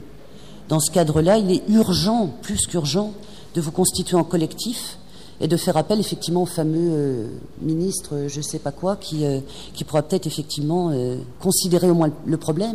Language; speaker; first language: French; native; French